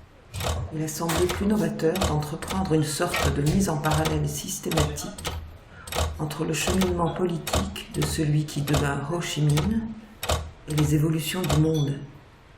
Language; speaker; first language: French; native; French